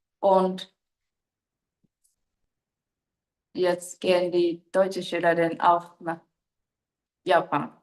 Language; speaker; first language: German; non-native, fluent; Japanese